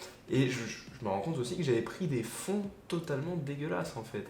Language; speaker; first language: French; native; French